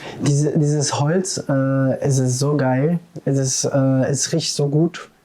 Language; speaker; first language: German; non-native, fluent; Italian